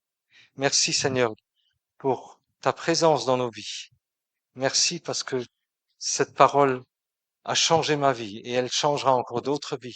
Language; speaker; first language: French; native; French